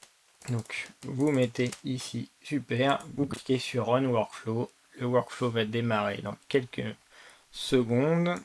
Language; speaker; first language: French; native; French